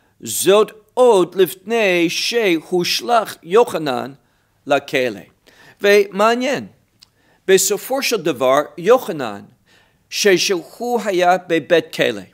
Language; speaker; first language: Hebrew; non-native, fluent; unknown